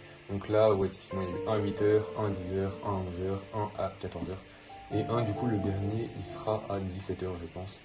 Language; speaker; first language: French; native; French